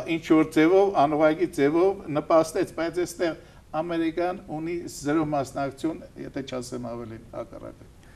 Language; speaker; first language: Armenian; native; Armenian